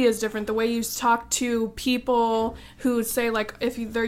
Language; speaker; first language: English; native; English